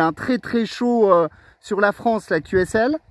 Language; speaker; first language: French; native; French